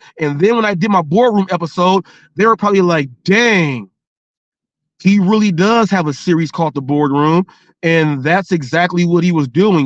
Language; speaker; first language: English; native; English